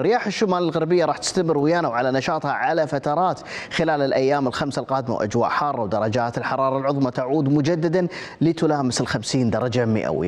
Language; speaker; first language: Arabic; native; Arabic